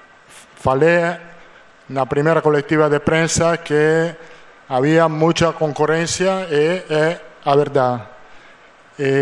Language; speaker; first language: Portuguese; non-native, fluent; Italian